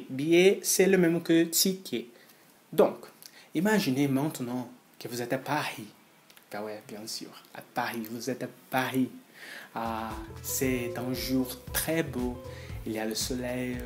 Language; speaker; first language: French; non-native, fluent; Portuguese